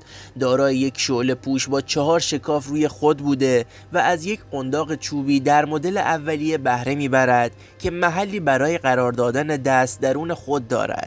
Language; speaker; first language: Persian; native; Persian